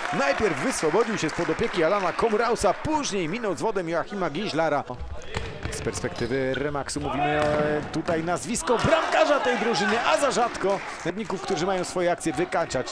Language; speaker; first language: Polish; native; Polish